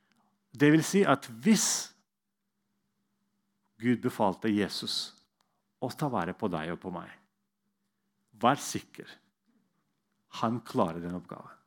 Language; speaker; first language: Norwegian; non-native, fluent; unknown